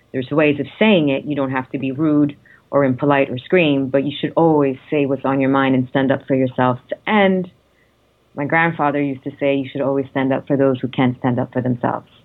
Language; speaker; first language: English; non-native, fluent; Italian